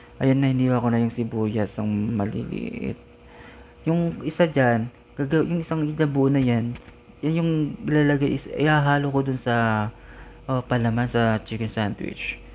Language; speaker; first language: Filipino; non-native, local second language; Iloko